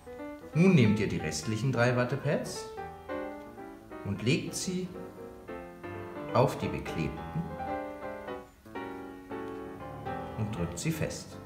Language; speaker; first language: German; native; German